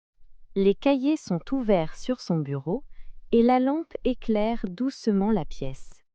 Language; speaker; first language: French; non-native, local second language; Arabic